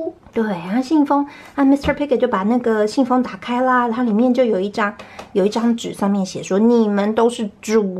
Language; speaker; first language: Chinese; native; Chinese